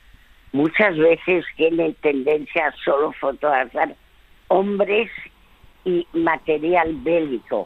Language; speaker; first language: Spanish; early bilingual, other home language; French